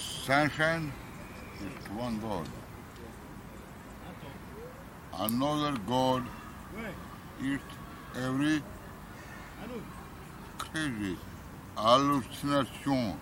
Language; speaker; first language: English; non-native, learner; Romany